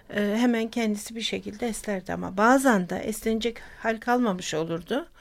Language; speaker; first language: Turkish; native; Turkish